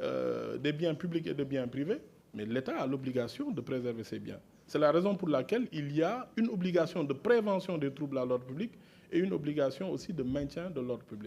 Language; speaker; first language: French; non-native, local second language; Wolof